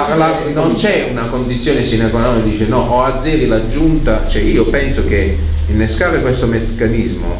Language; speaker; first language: Italian; native; Italian